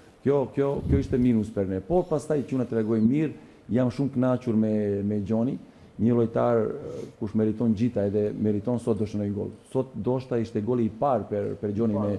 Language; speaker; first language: Albanian; non-native, learner; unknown